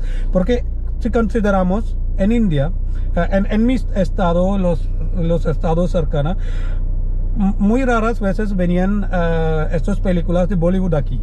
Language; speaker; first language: Spanish; non-native, learner; Malayalam